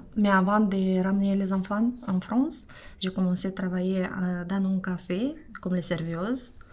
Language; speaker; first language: French; non-native, learner; Romanian